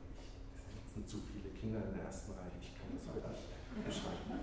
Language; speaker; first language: German; native; German